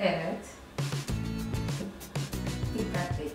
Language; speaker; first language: Turkish; native; Turkish